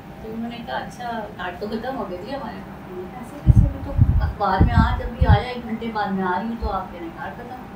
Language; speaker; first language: Urdu; native; Urdu